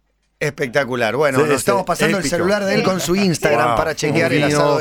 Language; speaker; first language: Spanish; native; Spanish